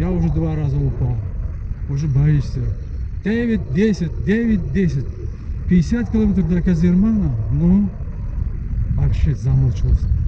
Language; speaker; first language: Russian; non-native, fluent; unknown